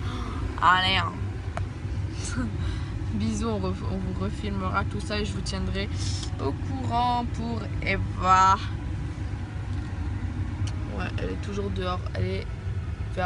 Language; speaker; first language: French; native; French